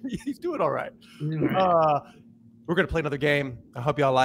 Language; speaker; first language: English; native; English